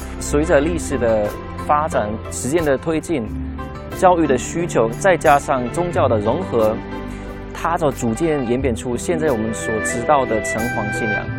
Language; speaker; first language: Chinese; non-native, fluent; German